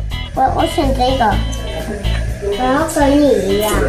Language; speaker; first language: Chinese; early bilingual, heritage; Chinese